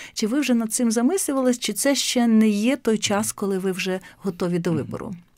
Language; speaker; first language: Ukrainian; native; Ukrainian